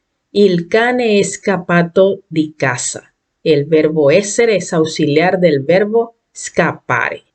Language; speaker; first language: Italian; non-native, fluent; Spanish